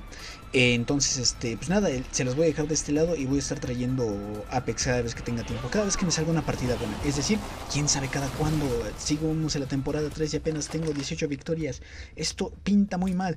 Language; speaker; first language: Spanish; native; Spanish